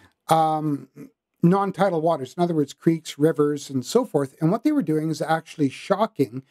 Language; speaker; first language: English; native; English